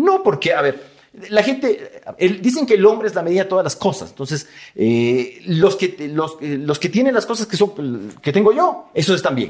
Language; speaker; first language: Spanish; native; Spanish